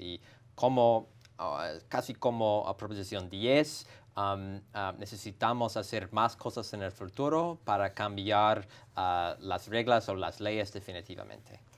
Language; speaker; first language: Spanish; non-native, fluent; English